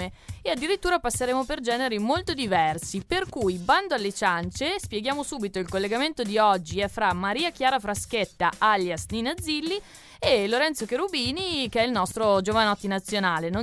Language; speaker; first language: Italian; native; Italian